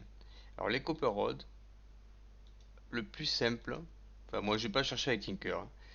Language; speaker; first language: French; native; French